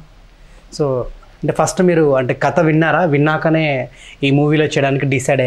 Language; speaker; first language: Telugu; native; Telugu